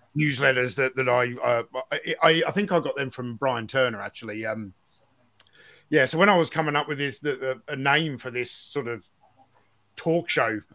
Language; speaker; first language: English; native; English